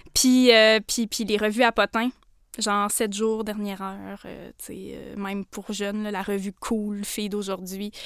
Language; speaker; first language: French; native; French